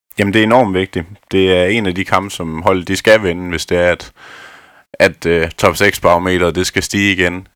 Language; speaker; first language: Danish; native; Danish